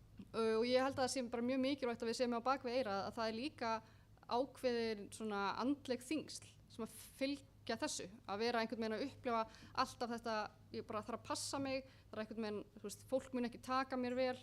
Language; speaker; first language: Icelandic; native; Icelandic